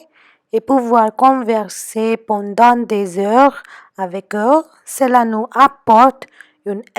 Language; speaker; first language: French; non-native, fluent; Hindi